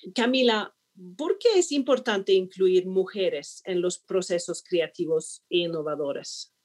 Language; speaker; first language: Spanish; non-native, fluent; Swedish